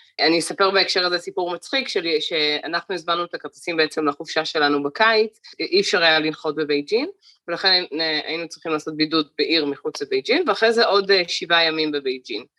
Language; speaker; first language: Hebrew; native; Hebrew